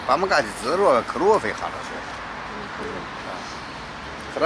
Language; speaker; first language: Russian; non-native, learner; Chinese